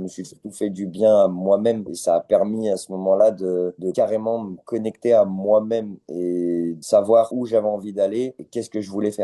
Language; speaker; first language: French; native; French